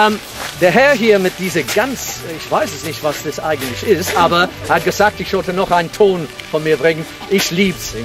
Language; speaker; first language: German; non-native, fluent; English